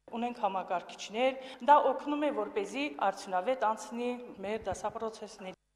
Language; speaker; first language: Armenian; native; Armenian